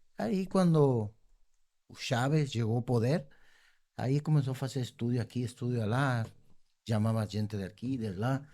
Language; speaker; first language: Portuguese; non-native, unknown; Spanish